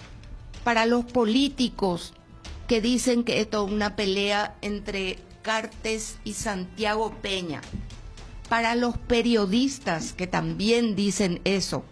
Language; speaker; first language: Spanish; native; Spanish